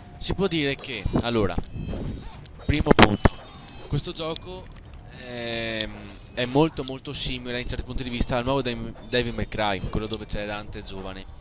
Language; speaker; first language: Italian; native; Italian